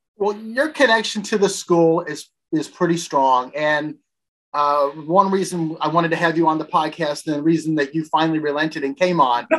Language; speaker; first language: English; native; English